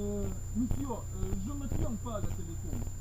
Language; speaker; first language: French; non-native, learner; Russian